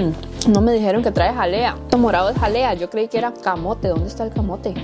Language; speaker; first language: Spanish; native; Spanish